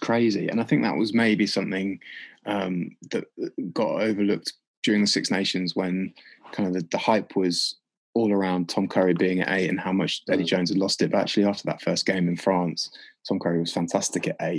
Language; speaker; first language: English; native; English